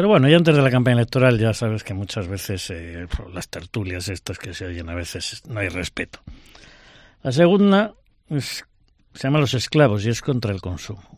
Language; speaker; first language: Spanish; native; Spanish